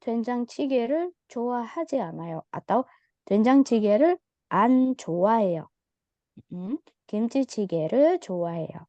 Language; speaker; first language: Korean; non-native, fluent; Indonesian